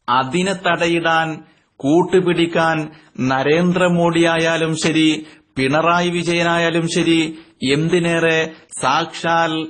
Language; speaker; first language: Malayalam; native; Malayalam